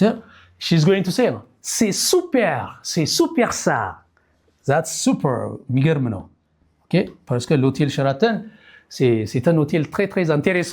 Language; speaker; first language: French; non-native, fluent; Amharic